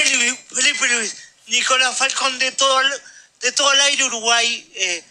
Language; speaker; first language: Spanish; native; Spanish